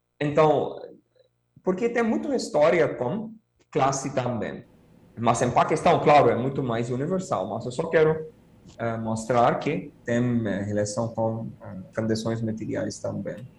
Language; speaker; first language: Portuguese; non-native, fluent; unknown